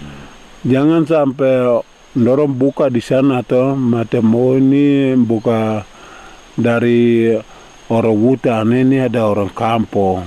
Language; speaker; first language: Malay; non-native, local second language; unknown